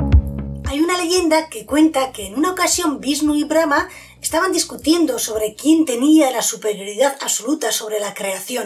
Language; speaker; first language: Spanish; native; Spanish